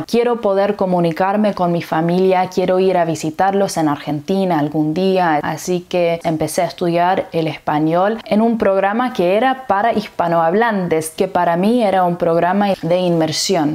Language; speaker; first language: Spanish; early bilingual, heritage; English